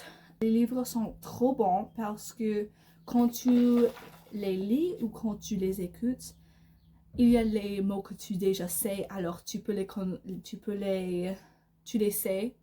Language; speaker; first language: French; non-native, learner; English